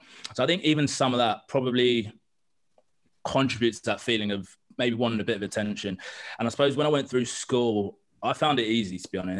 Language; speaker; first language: English; native; English